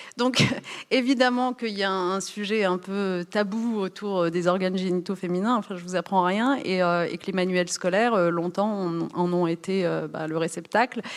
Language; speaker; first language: French; early bilingual, other home language; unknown